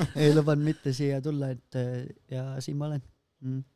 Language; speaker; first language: Estonian; native; Estonian